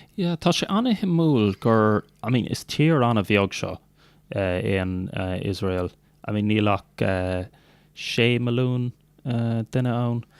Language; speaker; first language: Irish; non-native, local second language; English